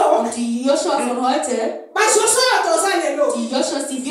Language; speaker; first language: German; non-native, fluent; Lingala